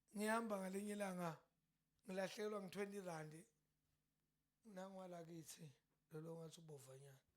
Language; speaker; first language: Zulu; non-native, local second language; Swati